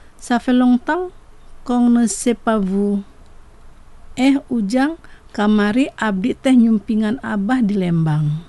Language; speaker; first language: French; non-native, fluent; Indonesian